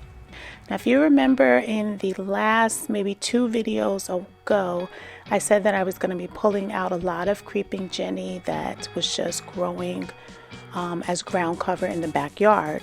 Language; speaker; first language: English; native; English